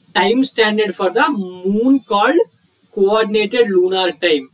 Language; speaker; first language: English; non-native, local second language; Telugu